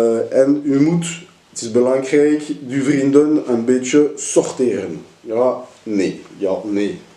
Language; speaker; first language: Dutch; non-native, local second language; French